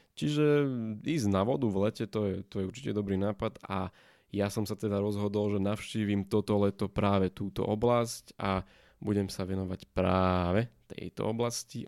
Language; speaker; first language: Slovak; native; Slovak